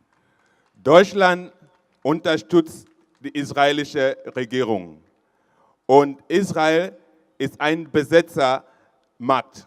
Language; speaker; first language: German; non-native, fluent; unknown